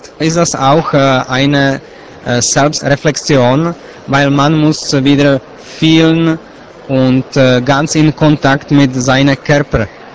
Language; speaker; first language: German; non-native, learner; Czech